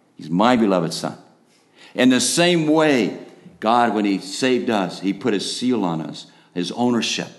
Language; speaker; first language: English; native; English